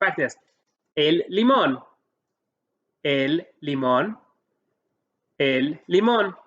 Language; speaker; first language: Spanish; early bilingual, heritage; Spanish